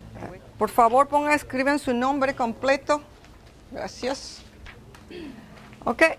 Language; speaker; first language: Spanish; non-native, fluent; English